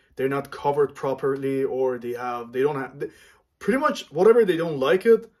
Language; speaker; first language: English; non-native, fluent; Armenian